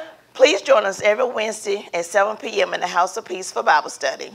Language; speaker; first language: English; native; English